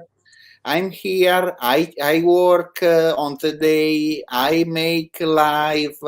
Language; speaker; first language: English; non-native, learner; Italian